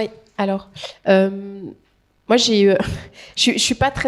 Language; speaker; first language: French; native; French